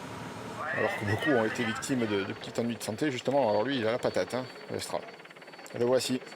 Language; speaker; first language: French; native; French